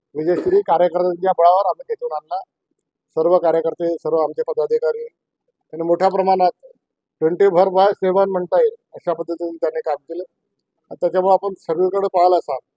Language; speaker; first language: Marathi; native; Marathi